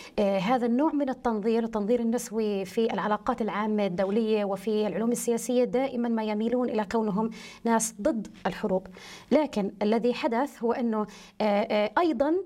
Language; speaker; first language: Arabic; early bilingual, heritage; Arabic